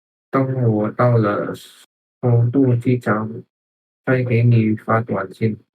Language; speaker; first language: Chinese; non-native, learner; Indonesian